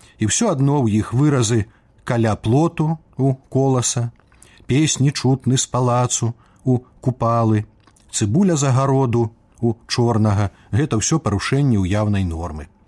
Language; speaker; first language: Belarusian; native; Belarusian